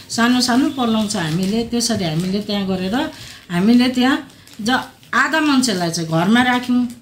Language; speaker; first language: Nepali; native; Nepali